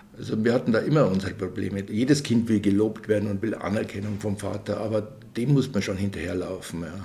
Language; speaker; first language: German; native; German